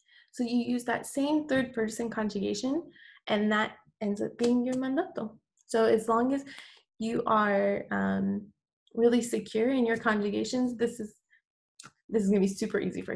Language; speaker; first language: English; native; English